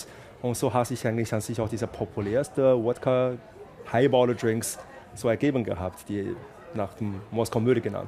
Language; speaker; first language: German; non-native, fluent; Chinese